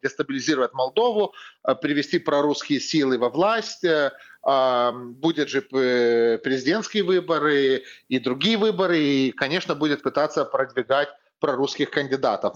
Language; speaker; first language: Russian; non-native, fluent; Lithuanian